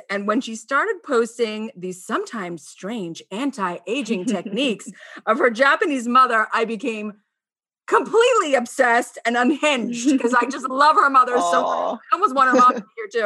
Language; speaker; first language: English; native; English